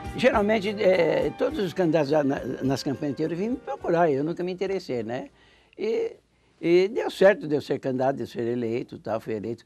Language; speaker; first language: Portuguese; native; Portuguese